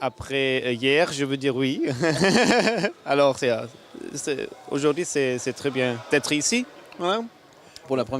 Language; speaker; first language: French; non-native, learner; German